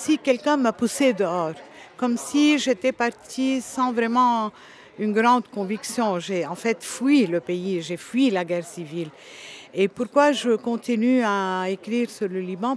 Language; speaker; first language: French; non-native, local second language; Arabic